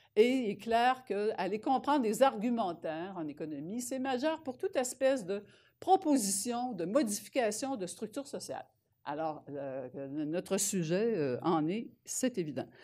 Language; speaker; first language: French; native; French